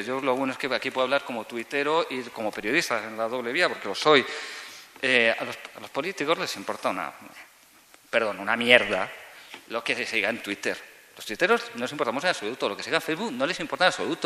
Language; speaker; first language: Spanish; native; Spanish